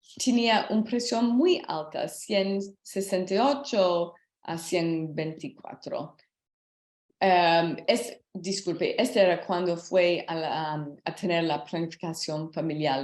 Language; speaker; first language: Spanish; non-native, learner; English